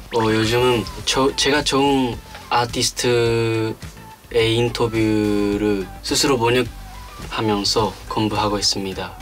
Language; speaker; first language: Korean; non-native, learner; Japanese